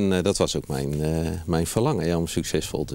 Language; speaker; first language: Dutch; native; Dutch